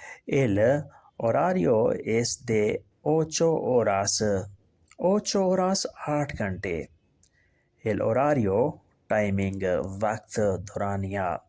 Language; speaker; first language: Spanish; non-native, fluent; Urdu